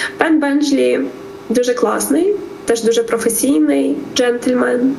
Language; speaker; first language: Ukrainian; native; Ukrainian